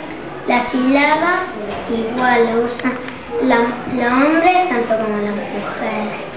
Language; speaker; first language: Spanish; early bilingual, other home language; Arabic